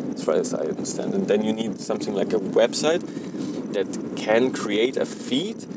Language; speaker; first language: English; non-native, fluent; German